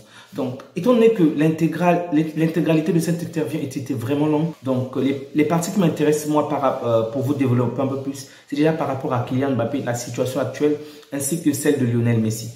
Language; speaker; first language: French; native; French